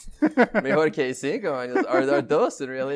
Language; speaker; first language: Spanish; non-native, learner; English